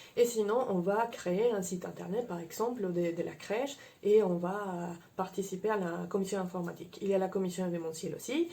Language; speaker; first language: French; non-native, fluent; Spanish